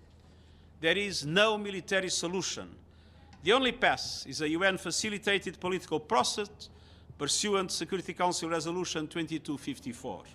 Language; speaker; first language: English; non-native, fluent; Portuguese